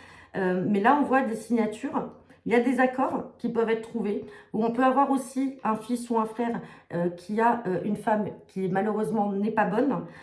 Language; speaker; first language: French; native; French